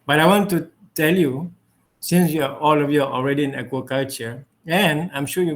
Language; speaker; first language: English; non-native, local second language; Malay